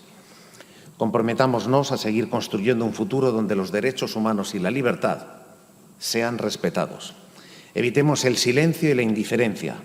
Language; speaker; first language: Spanish; native; Spanish